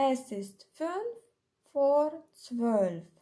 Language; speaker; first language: German; non-native, fluent; Ukrainian